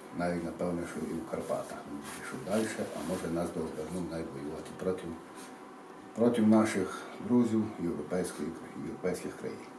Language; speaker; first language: Ukrainian; native; Ukrainian